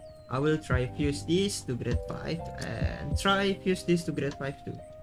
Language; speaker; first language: English; non-native, learner; Indonesian